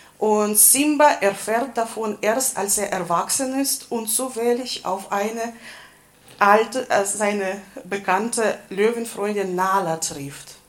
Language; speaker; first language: German; non-native, fluent; Russian